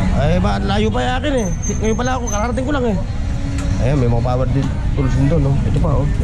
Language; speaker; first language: Filipino; native; Filipino